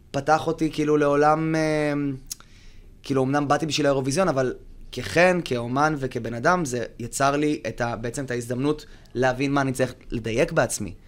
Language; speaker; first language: Hebrew; native; Hebrew